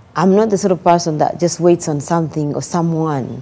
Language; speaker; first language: English; non-native, local second language; Ganda